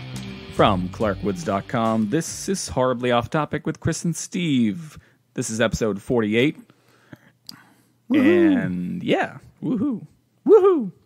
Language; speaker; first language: English; native; English